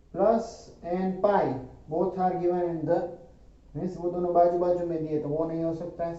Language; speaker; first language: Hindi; non-native, local second language; Gujarati